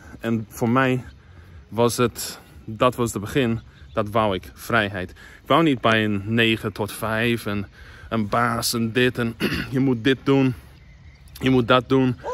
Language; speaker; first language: Dutch; non-native, fluent; English